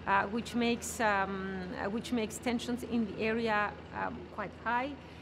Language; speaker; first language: English; non-native, fluent; Greek